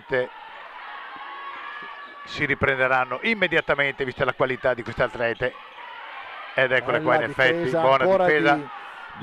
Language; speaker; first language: Italian; native; Italian